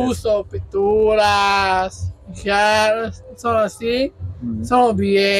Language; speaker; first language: Spanish; non-native, local second language; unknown